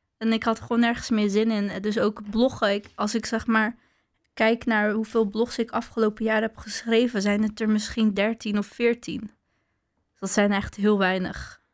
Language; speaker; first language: Dutch; early bilingual, other home language; Arabic